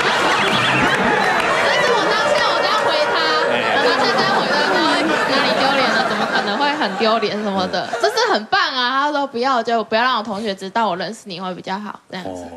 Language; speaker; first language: Chinese; native; Chinese